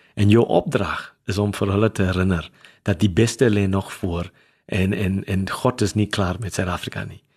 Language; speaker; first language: Afrikaans; non-native, local second language; English